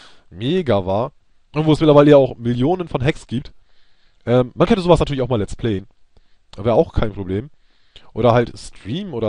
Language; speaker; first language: German; native; German